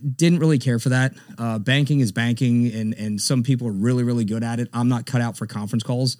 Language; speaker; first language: English; native; English